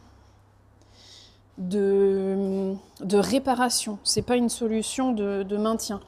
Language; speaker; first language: French; native; French